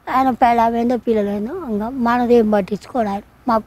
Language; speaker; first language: Telugu; native; Telugu